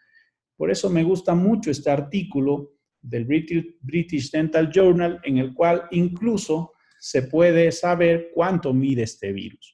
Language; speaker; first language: Spanish; native; Spanish